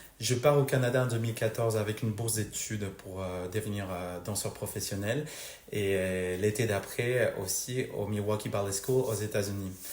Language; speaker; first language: French; non-native, fluent; Spanish